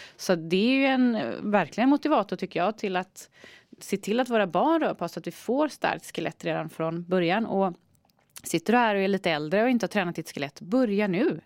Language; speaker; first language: Swedish; native; Swedish